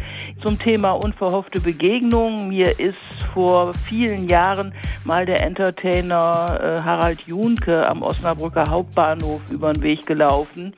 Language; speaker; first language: German; native; German